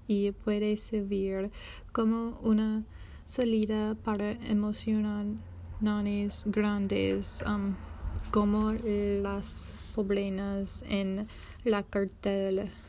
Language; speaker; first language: Spanish; non-native, learner; English